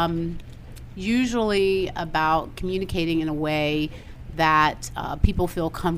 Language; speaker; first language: English; native; English